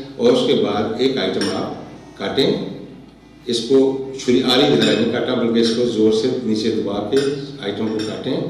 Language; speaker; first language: Urdu; non-native, local second language; Pahari-Potwari